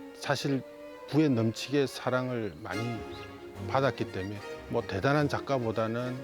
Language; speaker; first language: Korean; native; Korean